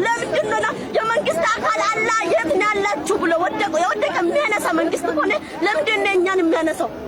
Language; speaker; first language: Amharic; non-native, local second language; Oromo